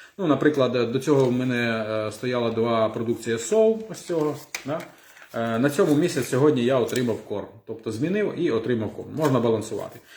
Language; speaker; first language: Ukrainian; non-native, local second language; Russian